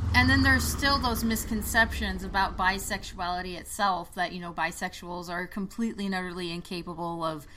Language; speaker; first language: English; native; English